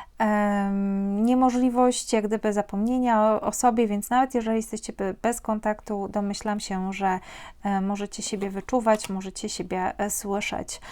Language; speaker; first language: Polish; native; Polish